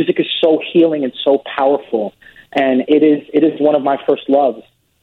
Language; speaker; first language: English; native; English